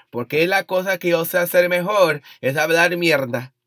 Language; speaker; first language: Spanish; early bilingual, heritage; Spanish